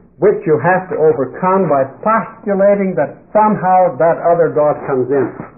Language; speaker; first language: English; non-native, fluent; Dutch